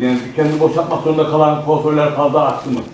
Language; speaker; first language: Turkish; native; Turkish